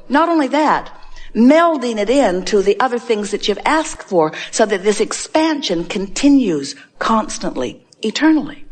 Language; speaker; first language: English; native; English